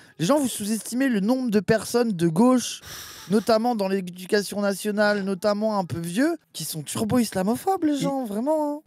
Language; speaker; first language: French; native; French